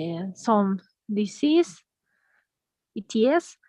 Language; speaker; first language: English; non-native, learner; Spanish